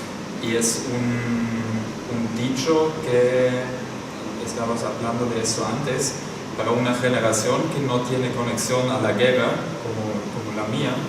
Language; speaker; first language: Spanish; non-native, fluent; German